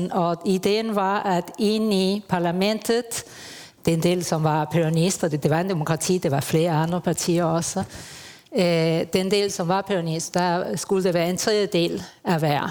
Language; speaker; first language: Danish; non-native, fluent; Spanish